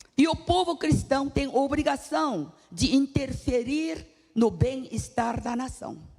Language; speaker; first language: Portuguese; non-native, fluent; Korean